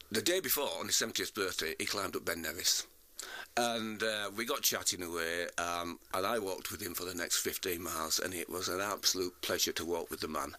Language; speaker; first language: English; native; English